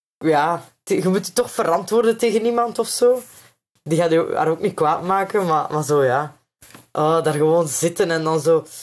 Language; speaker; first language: Dutch; native; Dutch